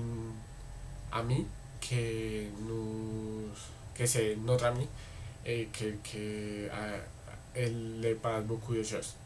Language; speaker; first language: French; non-native, learner; Spanish